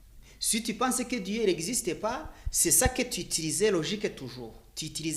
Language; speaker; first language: French; non-native, learner; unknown